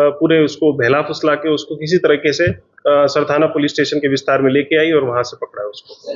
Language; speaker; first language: Hindi; non-native, local second language; Gujarati